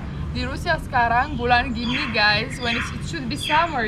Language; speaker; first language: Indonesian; non-native, fluent; Romanian